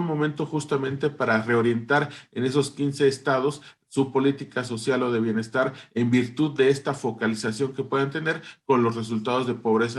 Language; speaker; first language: Spanish; native; Spanish